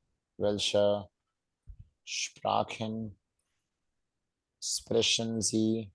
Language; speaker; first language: German; non-native, fluent; Hindi